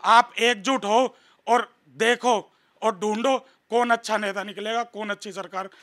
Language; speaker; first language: Hindi; native; Hindi